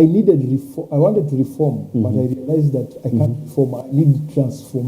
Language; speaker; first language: English; non-native, local second language; Swahili